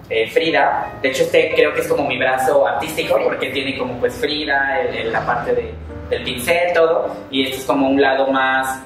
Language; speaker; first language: Spanish; native; Spanish